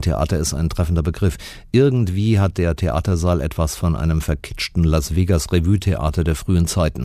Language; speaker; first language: German; native; German